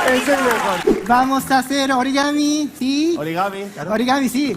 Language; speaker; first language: Spanish; non-native, learner; Japanese